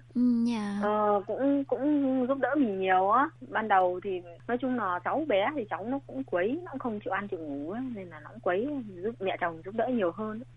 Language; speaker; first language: Vietnamese; native; Vietnamese